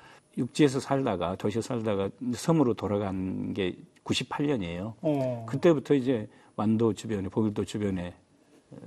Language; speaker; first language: Korean; native; Korean